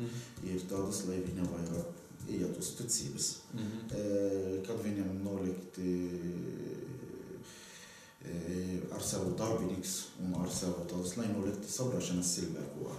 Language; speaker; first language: Latvian; non-native, learner; Arabic